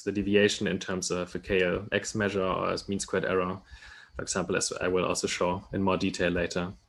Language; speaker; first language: English; non-native, fluent; German